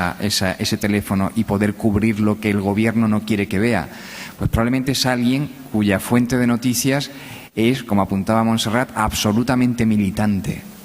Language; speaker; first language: Spanish; native; Spanish